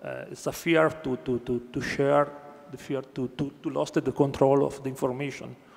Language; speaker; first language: English; non-native, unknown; Italian